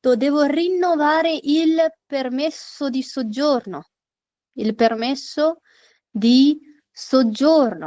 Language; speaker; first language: Italian; non-native, fluent; Urdu